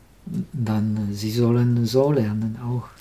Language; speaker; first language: German; non-native, learner; Czech